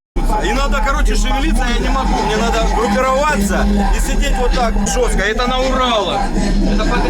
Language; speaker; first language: Russian; native; Russian